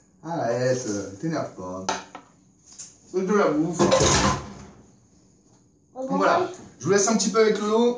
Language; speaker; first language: French; native; French